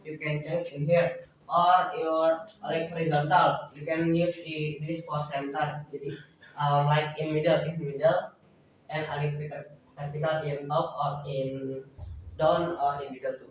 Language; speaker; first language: English; non-native, learner; Indonesian